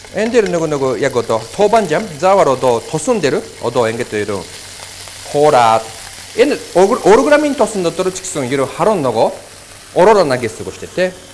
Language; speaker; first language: Mongolian; non-native, fluent; Japanese